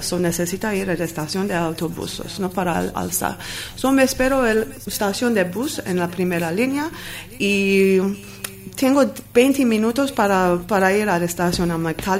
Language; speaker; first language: Spanish; non-native, learner; Armenian